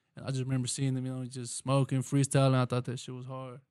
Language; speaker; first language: English; early bilingual, other home language; Spanish